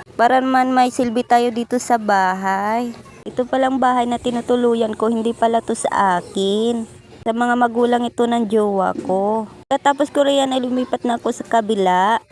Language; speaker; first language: Filipino; non-native, local second language; Cebuano